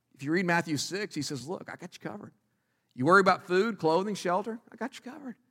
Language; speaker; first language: English; native; English